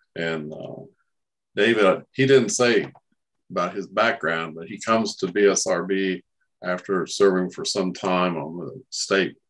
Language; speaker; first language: English; native; English